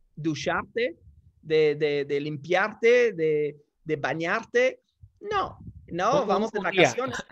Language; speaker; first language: Spanish; non-native, fluent; English